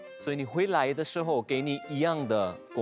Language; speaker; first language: Chinese; non-native, learner; German